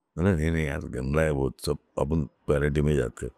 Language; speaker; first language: Hindi; non-native, local second language; Marathi